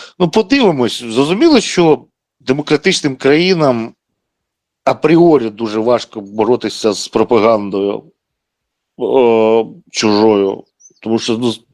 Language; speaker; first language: Ukrainian; non-native, local second language; Russian